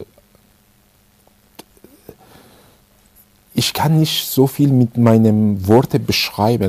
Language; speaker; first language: German; non-native, fluent; Persian